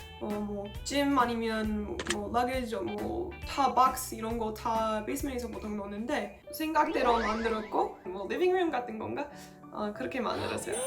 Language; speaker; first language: Korean; non-native, learner; English